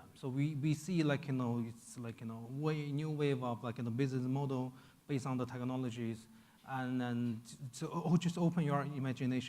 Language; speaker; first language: English; non-native, fluent; Chinese